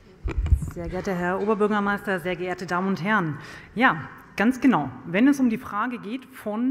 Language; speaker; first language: German; native; German